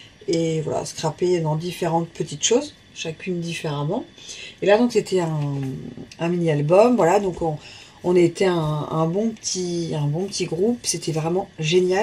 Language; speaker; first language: French; native; French